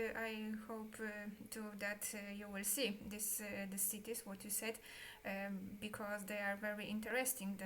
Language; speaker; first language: English; non-native, learner; Polish